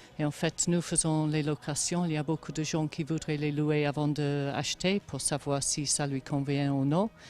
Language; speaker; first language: French; non-native, fluent; English